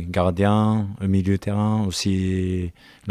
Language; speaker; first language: French; non-native, learner; Japanese